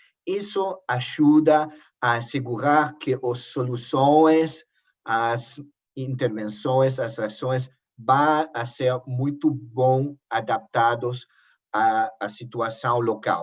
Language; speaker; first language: Portuguese; non-native, learner; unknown